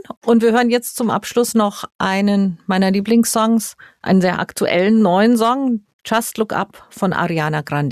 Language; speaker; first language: German; native; German